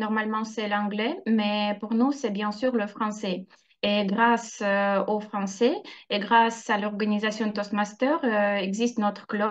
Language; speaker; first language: French; non-native, fluent; Russian